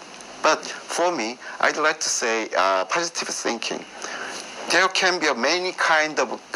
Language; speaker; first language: English; non-native, learner; Korean